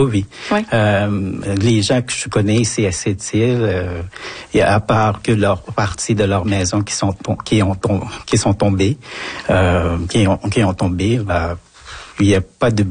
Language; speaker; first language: French; non-native, fluent; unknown